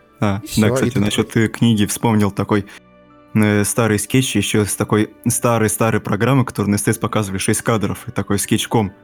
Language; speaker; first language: Russian; native; Russian